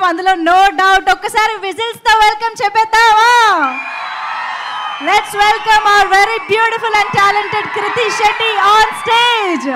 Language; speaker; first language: Telugu; native; Telugu